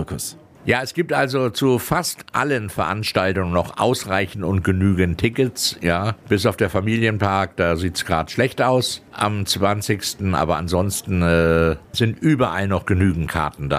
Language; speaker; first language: German; native; German